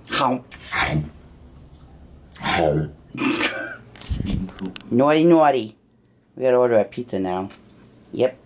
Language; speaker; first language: English; native; English